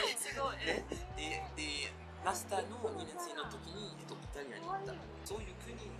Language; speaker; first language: Japanese; non-native, learner; French